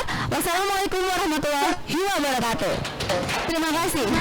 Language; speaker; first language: Indonesian; native; Indonesian